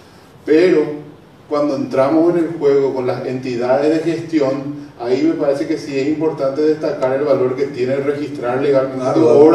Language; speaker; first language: Spanish; native; Spanish